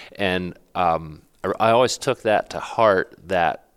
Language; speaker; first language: English; native; English